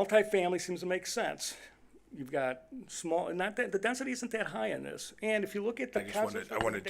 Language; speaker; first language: English; native; English